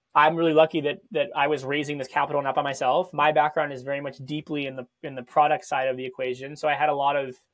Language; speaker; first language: English; native; English